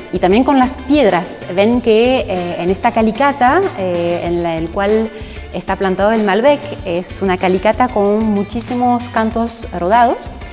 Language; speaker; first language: Spanish; non-native, fluent; French